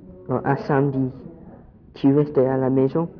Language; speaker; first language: French; non-native, learner; English